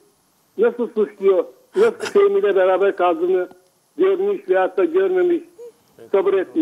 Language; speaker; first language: Turkish; native; Turkish